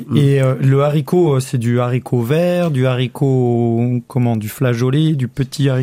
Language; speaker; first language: French; native; French